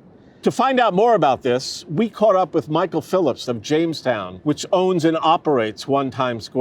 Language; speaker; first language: English; native; English